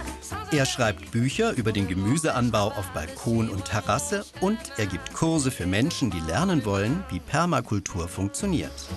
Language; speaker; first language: German; native; German